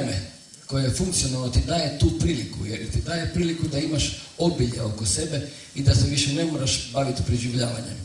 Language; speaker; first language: Croatian; native; Croatian